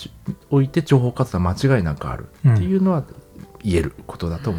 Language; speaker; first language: Japanese; native; Japanese